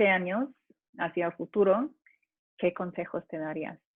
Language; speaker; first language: Spanish; non-native, fluent; English